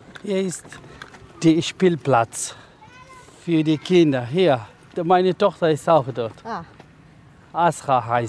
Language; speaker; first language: German; non-native, learner; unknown